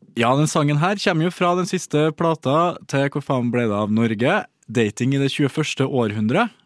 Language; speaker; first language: Norwegian; native; Norwegian